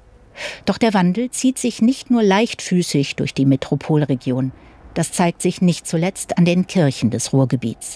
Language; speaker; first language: German; native; German